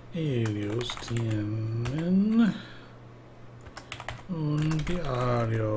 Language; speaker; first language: Spanish; non-native, learner; English